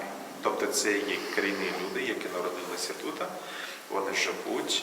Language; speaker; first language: Ukrainian; non-native, local second language; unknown